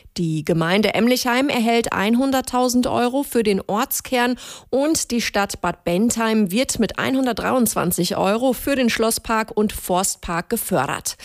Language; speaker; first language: German; native; German